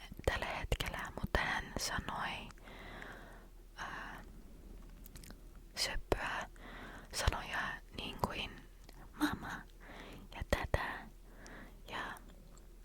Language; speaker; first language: Finnish; non-native, learner; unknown